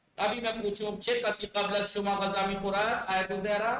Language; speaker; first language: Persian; non-native, fluent; Urdu